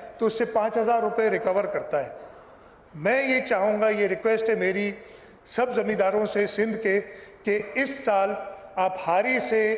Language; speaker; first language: Urdu; non-native, local second language; Sindhi